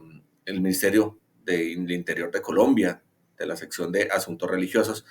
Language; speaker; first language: Spanish; native; Spanish